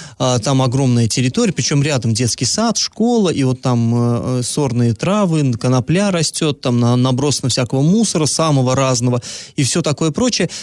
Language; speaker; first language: Russian; native; Russian